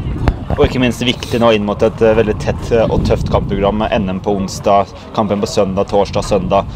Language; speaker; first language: Norwegian; native; Norwegian